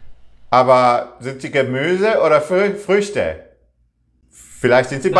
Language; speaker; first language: German; non-native, learner; English